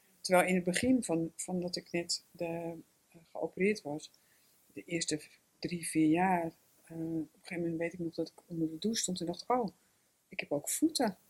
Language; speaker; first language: Dutch; native; Dutch